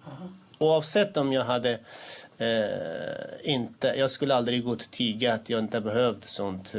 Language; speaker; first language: Swedish; non-native, fluent; Kurdish